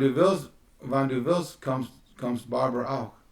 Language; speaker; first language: German; non-native, learner; English